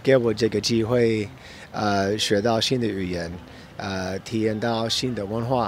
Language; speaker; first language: Chinese; non-native, fluent; English